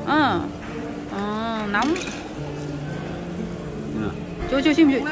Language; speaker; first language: Korean; non-native, learner; Vietnamese